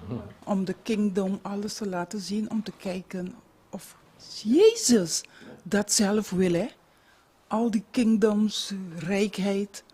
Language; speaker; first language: Dutch; non-native, local second language; Papiamento